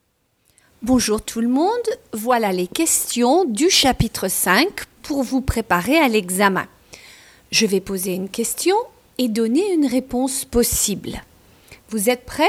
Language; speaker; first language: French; non-native, fluent; English